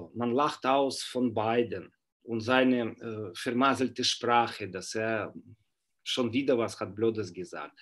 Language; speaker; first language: German; non-native, fluent; Russian